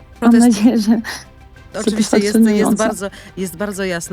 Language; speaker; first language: Polish; non-native, fluent; Georgian